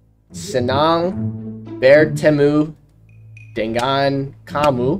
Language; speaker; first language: Indonesian; non-native, learner; English